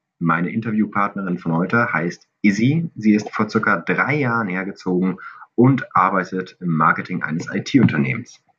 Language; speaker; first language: German; native; German